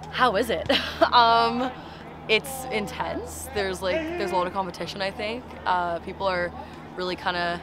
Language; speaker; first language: English; native; English